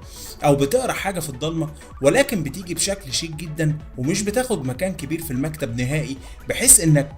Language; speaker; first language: Arabic; native; Arabic